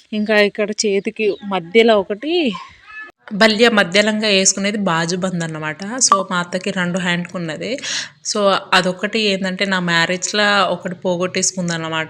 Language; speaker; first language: Telugu; non-native, local second language; Lambadi